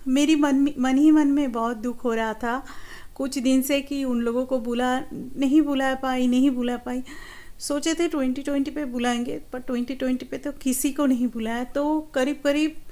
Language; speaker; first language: Hindi; non-native, local second language; Bangla